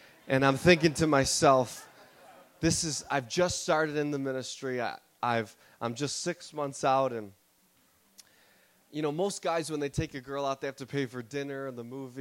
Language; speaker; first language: English; native; English